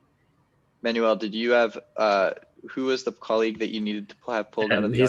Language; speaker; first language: English; native; English